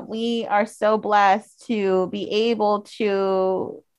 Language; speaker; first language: English; early bilingual, other home language; Spanish